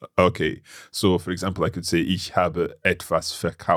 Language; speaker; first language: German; non-native, learner; English